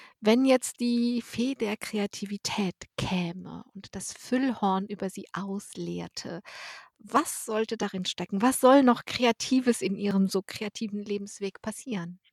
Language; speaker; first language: German; native; German